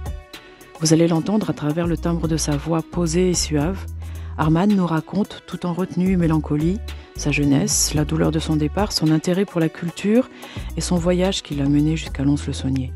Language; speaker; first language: French; native; French